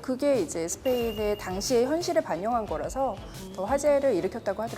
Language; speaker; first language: Korean; native; Korean